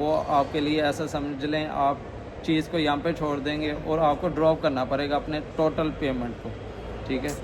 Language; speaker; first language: Urdu; non-native, local second language; Punjabi